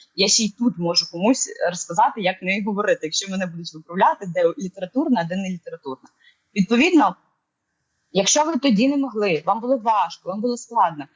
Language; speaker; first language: Ukrainian; non-native, local second language; Russian